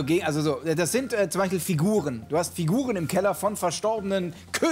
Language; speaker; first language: German; native; German